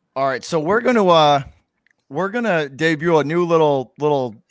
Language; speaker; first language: English; native; English